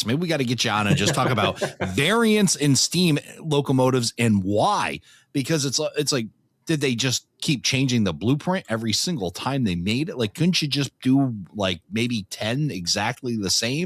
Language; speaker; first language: English; native; English